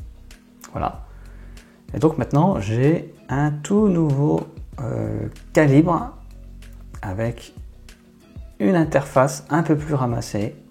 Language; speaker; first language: French; native; French